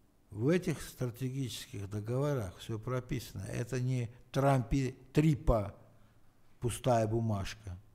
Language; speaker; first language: Russian; non-native, fluent; Armenian